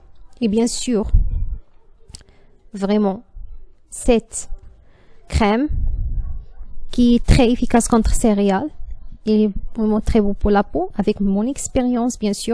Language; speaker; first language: French; non-native, learner; Arabic